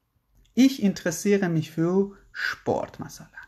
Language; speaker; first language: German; non-native, fluent; Persian